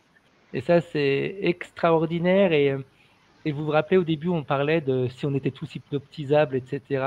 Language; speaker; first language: French; native; French